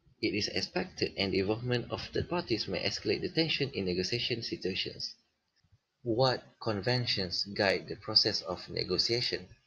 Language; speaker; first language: English; non-native, local second language; Malay